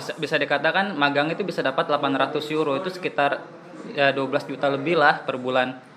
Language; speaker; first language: Indonesian; native; Indonesian